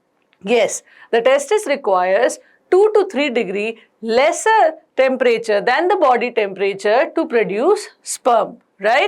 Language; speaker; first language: English; non-native, local second language; Hindi